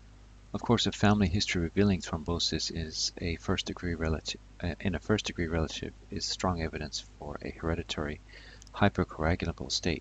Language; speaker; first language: English; native; English